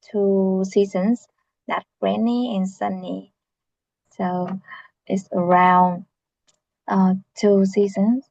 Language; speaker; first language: English; non-native, learner; Vietnamese